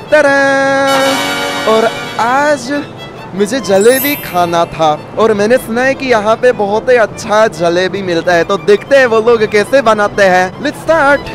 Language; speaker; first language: Hindi; non-native, fluent; Japanese